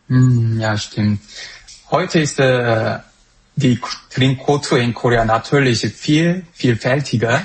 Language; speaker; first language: German; non-native, fluent; Korean